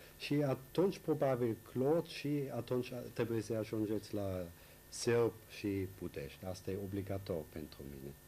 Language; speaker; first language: Romanian; non-native, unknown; German